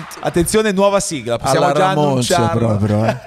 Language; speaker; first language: Italian; native; Italian